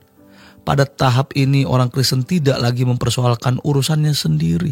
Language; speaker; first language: Indonesian; native; Indonesian